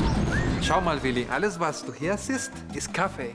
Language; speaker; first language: German; non-native, learner; Spanish